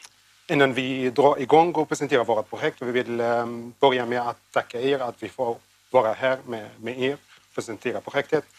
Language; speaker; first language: Swedish; non-native, learner; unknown